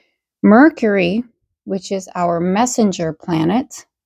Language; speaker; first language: English; native; English